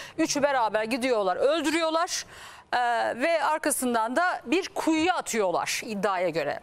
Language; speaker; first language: Turkish; native; Turkish